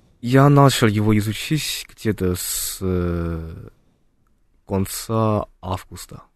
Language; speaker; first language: Russian; non-native, fluent; Chinese